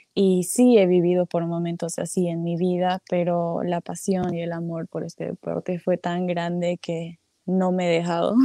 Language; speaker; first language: Spanish; native; Spanish